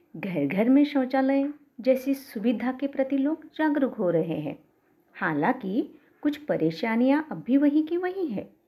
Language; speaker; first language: Hindi; non-native, local second language; Marathi